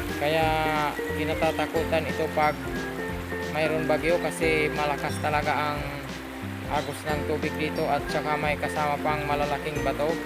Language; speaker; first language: Filipino; non-native, local second language; Bikol